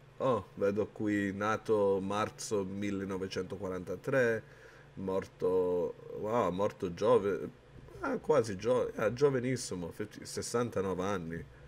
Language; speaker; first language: Italian; early bilingual, heritage; Italian